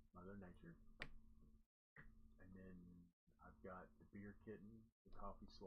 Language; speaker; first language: English; native; English